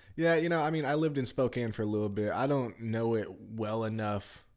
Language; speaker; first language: English; native; English